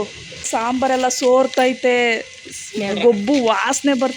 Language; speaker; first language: Kannada; native; Kannada